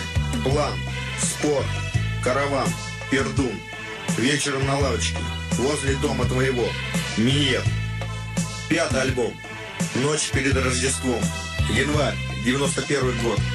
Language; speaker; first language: Russian; native; Russian